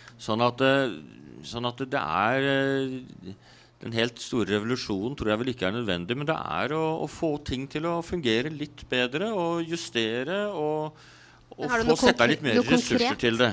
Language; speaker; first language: Norwegian; native; Norwegian